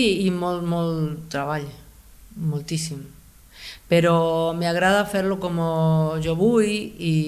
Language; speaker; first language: Catalan; non-native, learner; Spanish